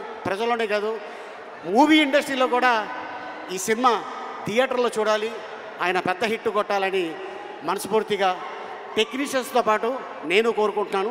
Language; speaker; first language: Telugu; native; Telugu